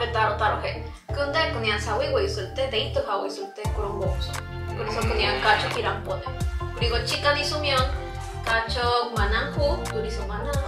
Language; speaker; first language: Korean; non-native, learner; Spanish